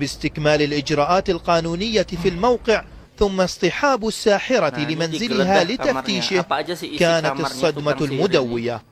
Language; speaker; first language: Arabic; native; Arabic